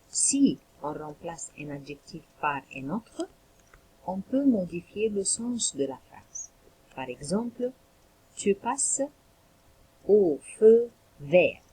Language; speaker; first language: French; non-native, local second language; Arabic